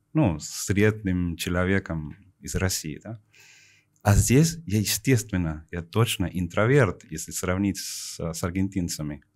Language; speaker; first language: Russian; non-native, fluent; Spanish